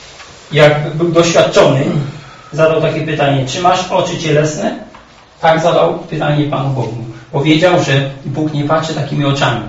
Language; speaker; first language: Polish; native; Polish